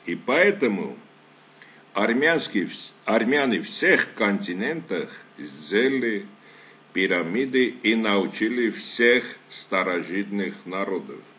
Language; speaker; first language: Russian; non-native, fluent; Armenian